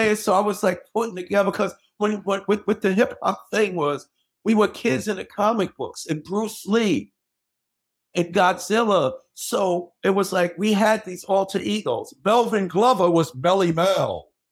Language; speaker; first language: English; native; English